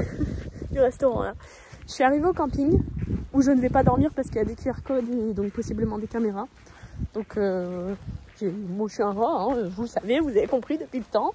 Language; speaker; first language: French; native; French